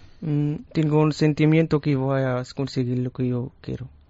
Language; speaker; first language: Spanish; non-native, learner; Arabic